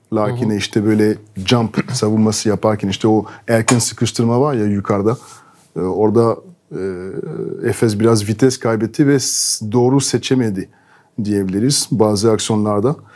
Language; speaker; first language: Turkish; non-native, fluent; French